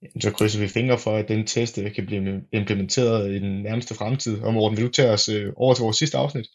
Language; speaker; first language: Danish; native; Danish